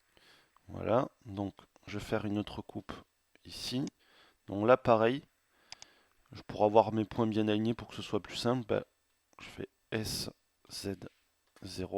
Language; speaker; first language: French; native; French